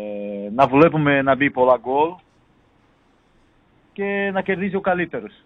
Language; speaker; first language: Greek; non-native, fluent; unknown